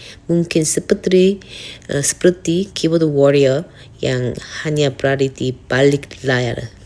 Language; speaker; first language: Indonesian; non-native, fluent; Korean